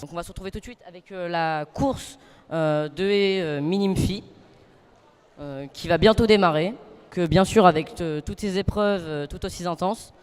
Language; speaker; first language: French; native; French